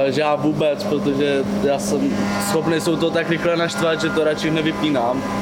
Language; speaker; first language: Czech; native; Czech